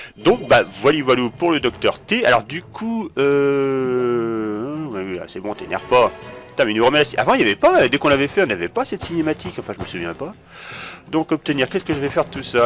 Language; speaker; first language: French; native; French